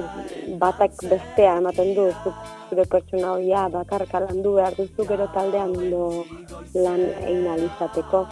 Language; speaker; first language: Basque; native; Basque